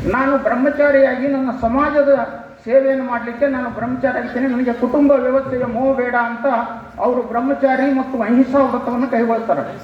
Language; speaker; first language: Kannada; non-native, local second language; Lambadi